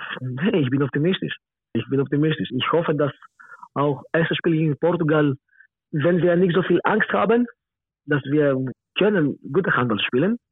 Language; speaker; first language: German; non-native, learner; Greek